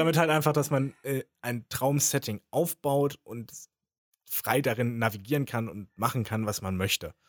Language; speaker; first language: German; native; German